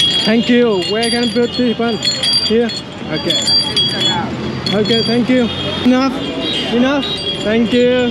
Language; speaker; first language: English; non-native, learner; Vietnamese